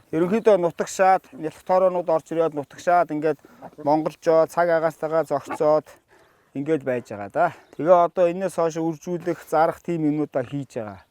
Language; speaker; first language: Mongolian; native; Mongolian